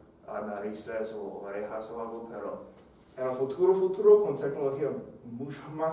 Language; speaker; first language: Spanish; non-native, fluent; English